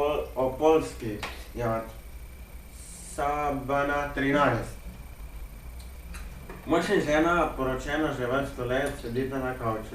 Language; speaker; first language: Slovenian; early bilingual, other home language; Polish